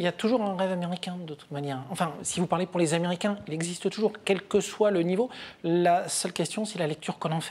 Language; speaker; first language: French; native; French